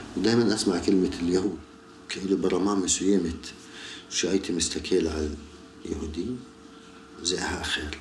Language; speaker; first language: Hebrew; non-native, local second language; Arabic